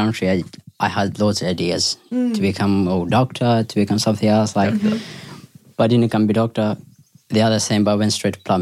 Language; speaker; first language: English; non-native, fluent; Pashto